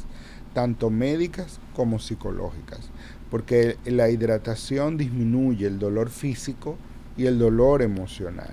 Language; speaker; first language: Spanish; native; Spanish